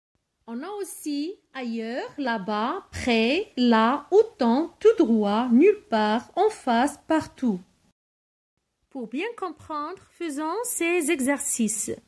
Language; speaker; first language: French; non-native, local second language; Arabic